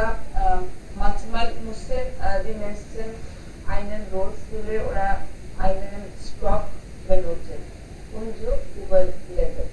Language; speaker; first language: German; non-native, learner; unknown